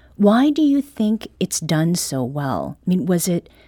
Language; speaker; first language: English; early bilingual, other home language; Korean